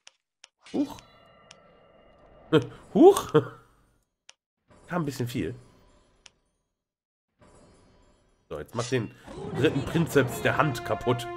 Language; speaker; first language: German; native; German